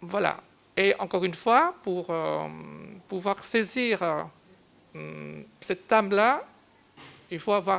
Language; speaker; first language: French; non-native, fluent; Vietnamese